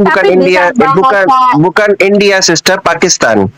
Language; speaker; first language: Indonesian; non-native, learner; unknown